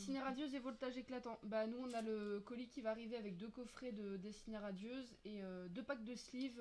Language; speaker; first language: French; native; French